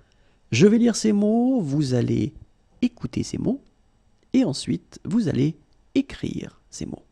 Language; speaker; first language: French; native; French